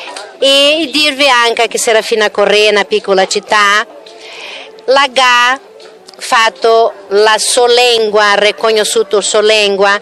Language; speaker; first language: Italian; early bilingual, heritage; Italian